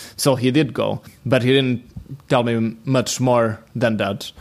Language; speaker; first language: English; non-native, fluent; Portuguese